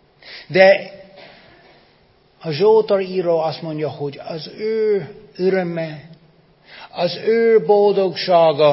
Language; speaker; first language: Hungarian; non-native, fluent; English